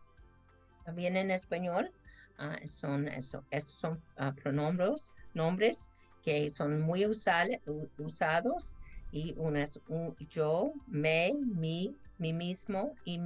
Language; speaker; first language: Spanish; non-native, fluent; English